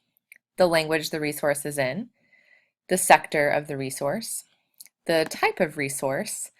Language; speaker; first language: English; native; English